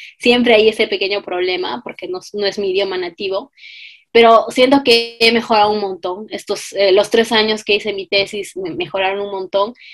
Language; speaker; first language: Spanish; native; Spanish